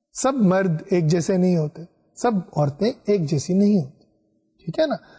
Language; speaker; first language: Urdu; non-native, local second language; Punjabi